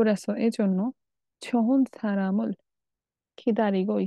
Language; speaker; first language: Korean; non-native, fluent; Bangla